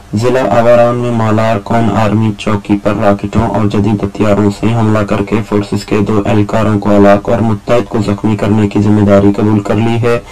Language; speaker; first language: Urdu; non-native, local second language; Baluchi